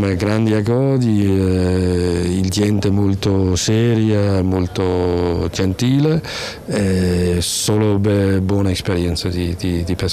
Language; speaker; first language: Italian; non-native, learner; Danish